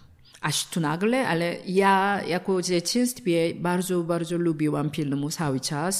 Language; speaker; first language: Polish; non-native, learner; Korean